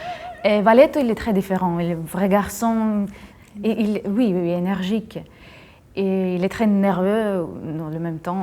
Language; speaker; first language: French; non-native, fluent; Russian